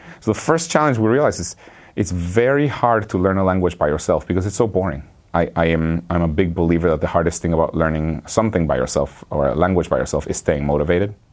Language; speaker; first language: English; non-native, fluent; Spanish